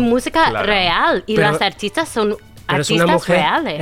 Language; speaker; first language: Spanish; non-native, fluent; English